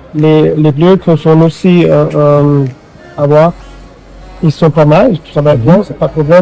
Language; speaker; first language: French; non-native, learner; German